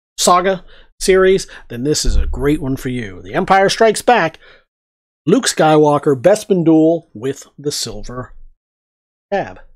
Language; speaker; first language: English; native; English